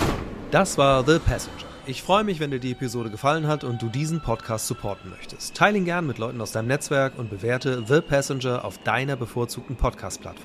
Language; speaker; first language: German; native; German